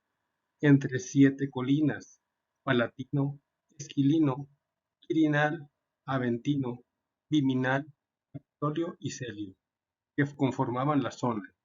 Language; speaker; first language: Spanish; native; Spanish